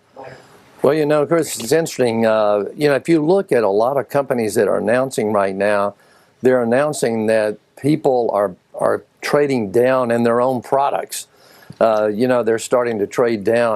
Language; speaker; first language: English; native; English